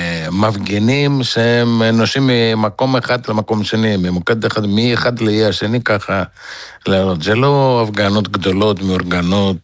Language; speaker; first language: Hebrew; non-native, fluent; Greek